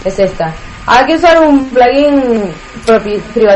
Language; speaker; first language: Spanish; native; Spanish